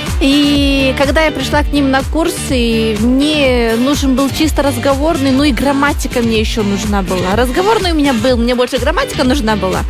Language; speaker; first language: Russian; native; Russian